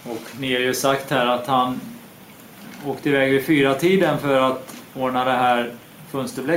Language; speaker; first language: Swedish; native; Swedish